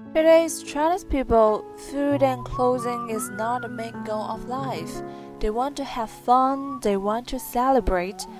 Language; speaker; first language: English; non-native, fluent; Chinese